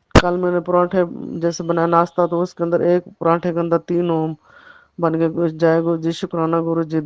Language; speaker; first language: Hindi; native; Hindi